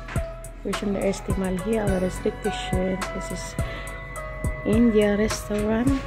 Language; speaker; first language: German; non-native, learner; Cebuano